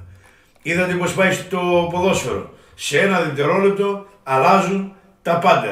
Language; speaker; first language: Greek; native; Greek